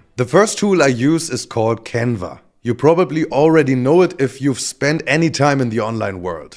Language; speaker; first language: English; non-native, fluent; German